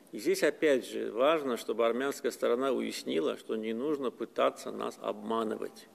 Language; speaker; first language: Russian; non-native, local second language; Azerbaijani